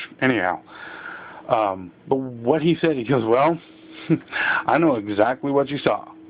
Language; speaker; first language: English; native; English